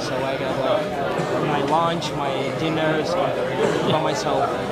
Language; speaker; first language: English; non-native, learner; Russian